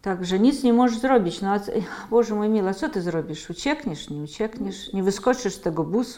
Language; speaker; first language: Polish; early bilingual, heritage; Polish